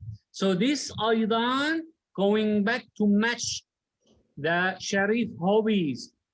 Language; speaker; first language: English; non-native, learner; Arabic